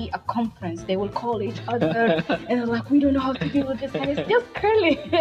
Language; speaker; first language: English; non-native, fluent; Somali